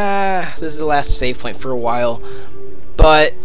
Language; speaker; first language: English; native; English